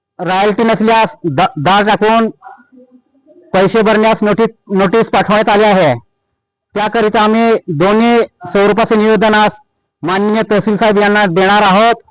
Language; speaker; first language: Marathi; non-native, local second language; Bhili